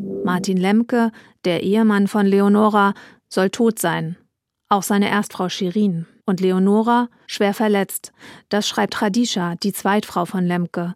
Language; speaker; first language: German; native; German